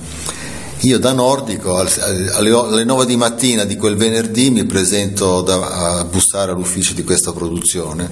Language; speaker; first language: Italian; native; Italian